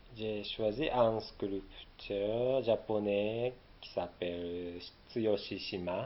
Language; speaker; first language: French; non-native, learner; Japanese